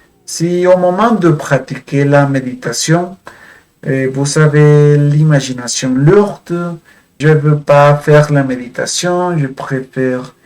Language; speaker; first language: French; non-native, fluent; Spanish